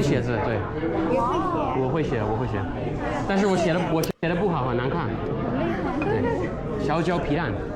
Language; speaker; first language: Chinese; non-native, fluent; English